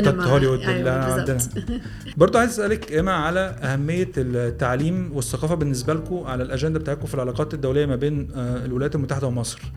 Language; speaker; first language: Arabic; native; Arabic